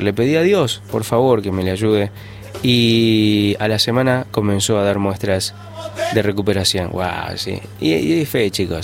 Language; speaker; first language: Spanish; native; Spanish